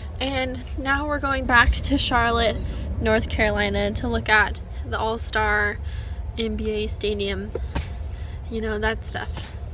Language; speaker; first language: English; native; English